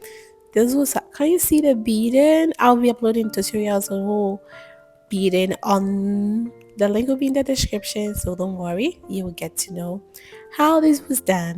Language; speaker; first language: English; non-native, local second language; Akan